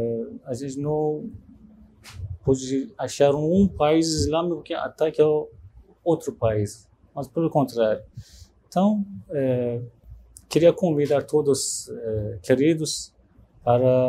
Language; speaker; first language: Portuguese; non-native, learner; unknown